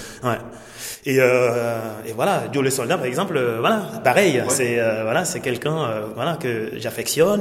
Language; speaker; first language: French; non-native, local second language; Mossi